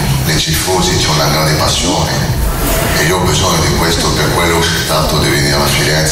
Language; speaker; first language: Italian; non-native, fluent; French